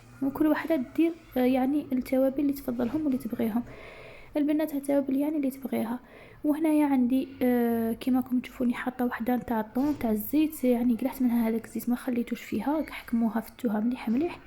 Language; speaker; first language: Arabic; native; Arabic